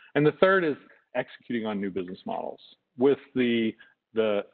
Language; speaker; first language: English; native; English